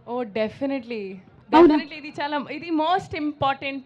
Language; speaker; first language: Telugu; non-native, fluent; Hindi